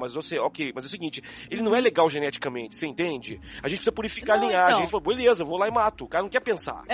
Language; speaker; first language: Portuguese; native; Portuguese